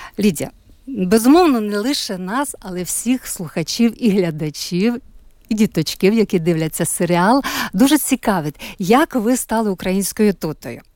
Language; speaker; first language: Ukrainian; native; Ukrainian